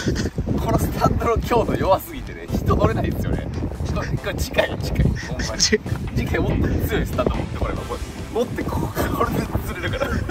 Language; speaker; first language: Japanese; native; Japanese